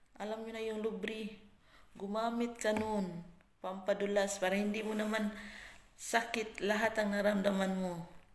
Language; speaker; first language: Filipino; non-native, local second language; Cebuano